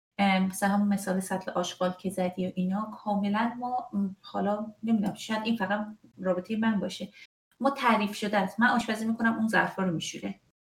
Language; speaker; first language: Persian; native; Persian